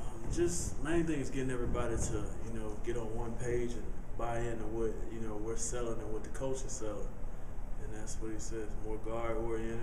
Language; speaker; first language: English; native; English